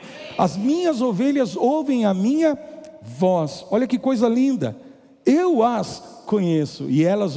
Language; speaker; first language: Portuguese; native; Portuguese